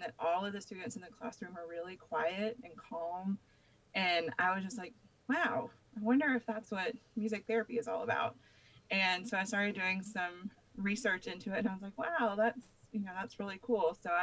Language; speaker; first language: English; native; English